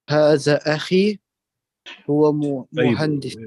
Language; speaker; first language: Arabic; non-native, learner; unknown